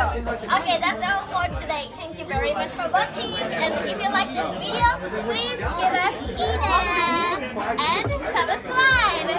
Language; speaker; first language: English; non-native, learner; Japanese